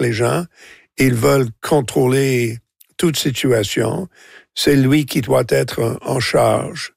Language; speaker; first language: French; non-native, local second language; English